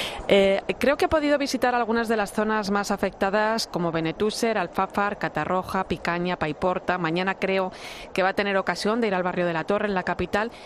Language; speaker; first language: Spanish; native; Spanish